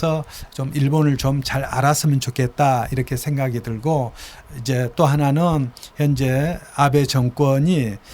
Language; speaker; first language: Korean; native; Korean